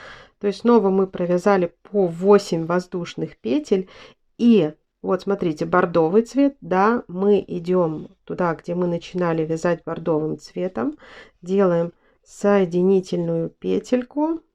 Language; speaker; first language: Russian; native; Russian